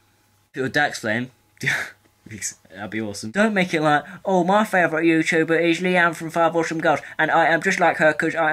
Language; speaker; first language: English; native; English